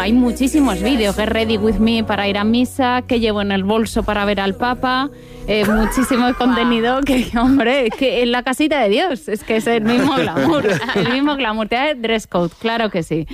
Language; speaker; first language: Spanish; native; Spanish